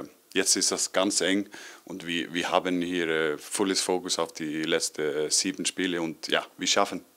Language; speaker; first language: German; non-native, learner; Icelandic